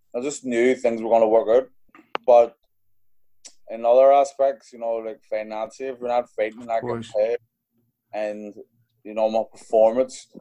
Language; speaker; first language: English; native; English